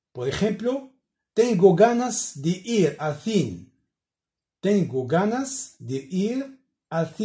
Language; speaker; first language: Spanish; non-native, learner; Arabic